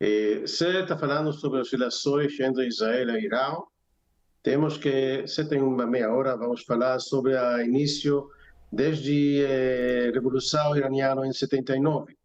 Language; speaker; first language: Portuguese; non-native, fluent; Hebrew